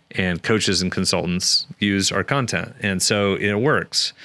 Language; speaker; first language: English; native; English